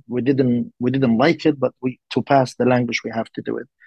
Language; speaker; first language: English; non-native, learner; Arabic